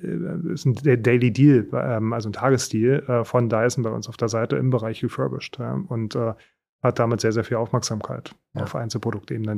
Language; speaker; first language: German; native; German